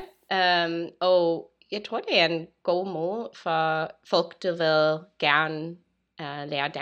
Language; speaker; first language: Danish; non-native, learner; English